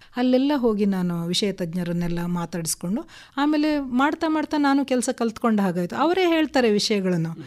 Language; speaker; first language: Kannada; non-native, local second language; Konkani